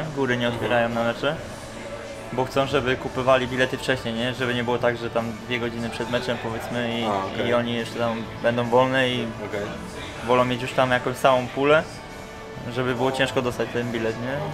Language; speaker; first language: Polish; native; Polish